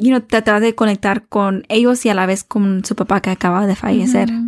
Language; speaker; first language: Spanish; early bilingual, heritage; Spanish